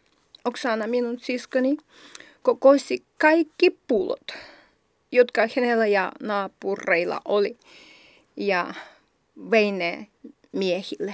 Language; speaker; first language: Finnish; non-native, learner; Ukrainian